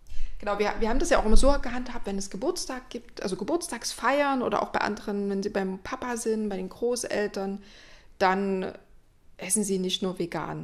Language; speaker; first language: German; native; German